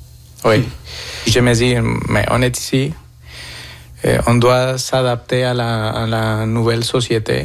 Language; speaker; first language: French; non-native, fluent; Spanish